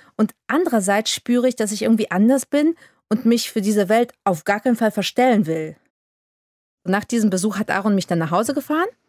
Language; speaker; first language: German; early bilingual, other home language; Polish